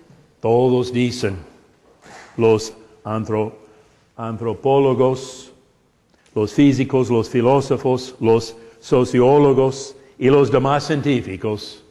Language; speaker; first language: Spanish; non-native, fluent; English